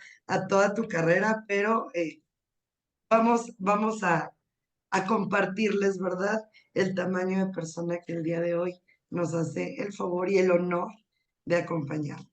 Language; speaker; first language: Spanish; native; Spanish